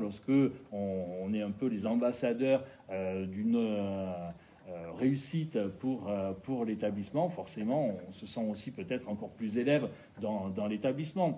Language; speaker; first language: French; native; French